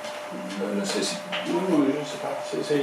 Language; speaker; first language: French; non-native, fluent; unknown